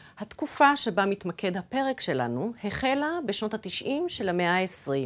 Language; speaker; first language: Hebrew; early bilingual, other home language; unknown